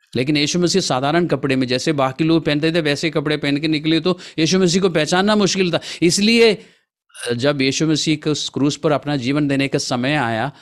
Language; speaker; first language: Hindi; non-native, local second language; Malayalam